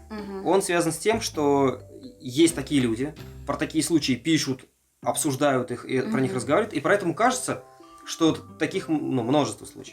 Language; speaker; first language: Russian; native; Russian